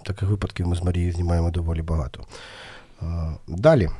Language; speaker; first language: Ukrainian; non-native, local second language; Russian